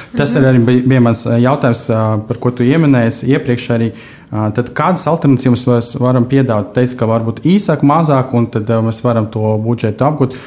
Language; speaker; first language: Latvian; non-native, local second language; Russian